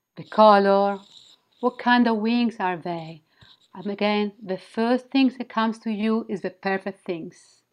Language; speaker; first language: English; non-native, learner; Italian